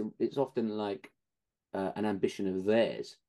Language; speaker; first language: English; native; English